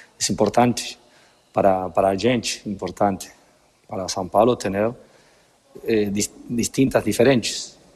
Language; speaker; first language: Portuguese; non-native, learner; Spanish